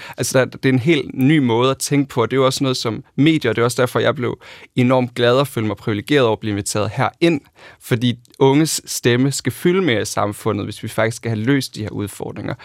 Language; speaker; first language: Danish; native; Danish